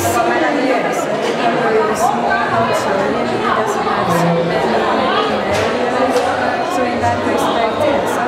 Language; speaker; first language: English; non-native, fluent; Hungarian